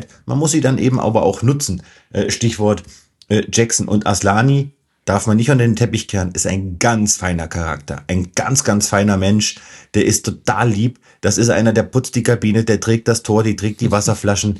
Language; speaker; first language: German; native; German